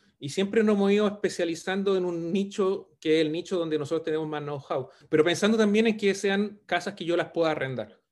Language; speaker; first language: Spanish; native; Spanish